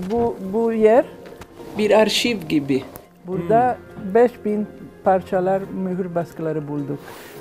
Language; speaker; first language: Turkish; non-native, learner; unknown